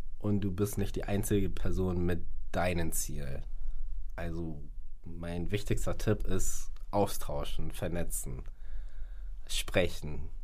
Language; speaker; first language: German; early bilingual, other home language; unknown